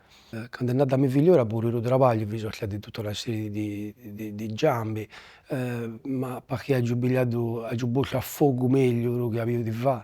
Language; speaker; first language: Italian; native; Italian